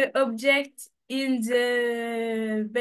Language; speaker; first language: English; non-native, learner; French